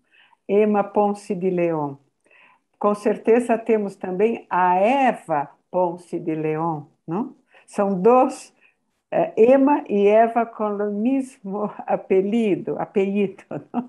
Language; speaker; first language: Spanish; non-native, fluent; Portuguese